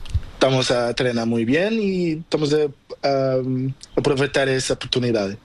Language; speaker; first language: Spanish; non-native, learner; Portuguese